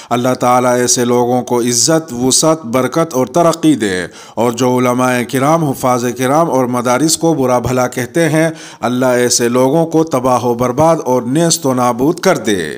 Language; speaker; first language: Urdu; native; Urdu